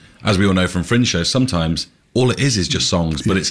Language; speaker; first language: English; native; English